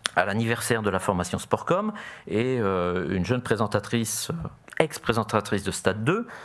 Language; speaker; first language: French; native; French